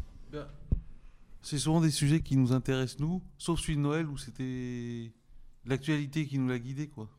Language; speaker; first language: French; native; French